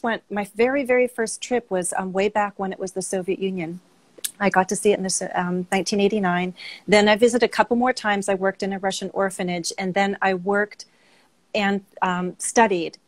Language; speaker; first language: English; native; English